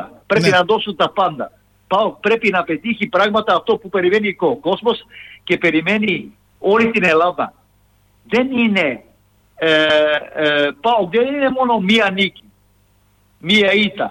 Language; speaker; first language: Greek; non-native, fluent; Serbian